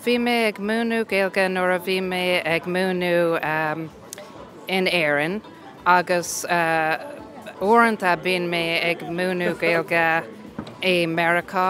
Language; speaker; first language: Irish; non-native, local second language; English